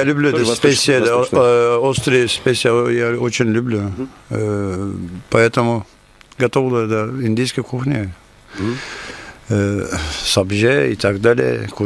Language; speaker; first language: Russian; non-native, learner; Turkish